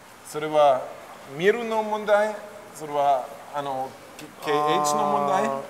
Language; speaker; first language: Japanese; non-native, learner; German